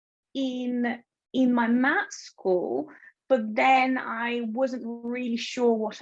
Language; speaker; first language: English; non-native, fluent; Bulgarian